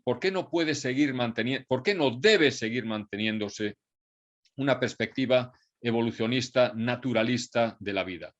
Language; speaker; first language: Spanish; native; Spanish